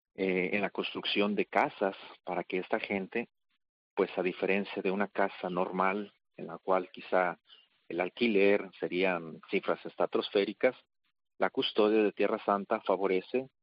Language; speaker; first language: Spanish; native; Spanish